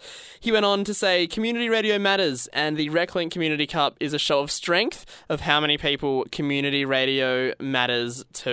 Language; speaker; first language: English; native; English